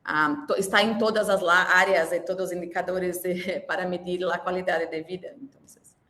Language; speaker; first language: Spanish; non-native, learner; Portuguese